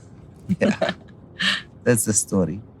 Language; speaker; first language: English; non-native, learner; Arabic